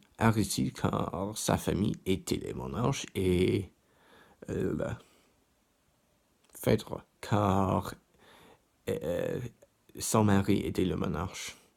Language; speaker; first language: French; non-native, learner; English